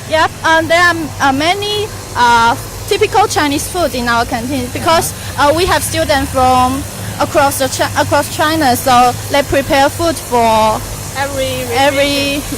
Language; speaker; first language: English; non-native, fluent; Chinese